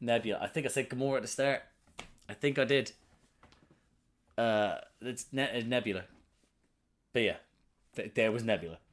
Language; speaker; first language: English; native; English